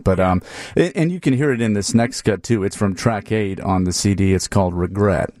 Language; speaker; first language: English; native; English